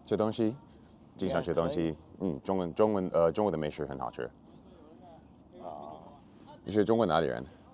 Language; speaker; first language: Chinese; non-native, fluent; English